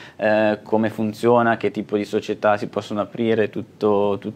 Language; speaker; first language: Italian; native; Italian